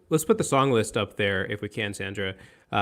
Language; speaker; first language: English; native; English